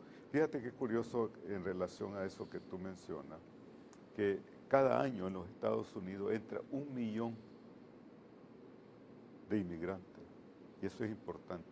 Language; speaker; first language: Spanish; native; Spanish